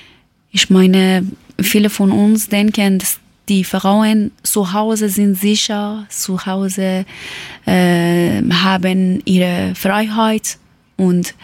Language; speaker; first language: German; non-native, learner; Persian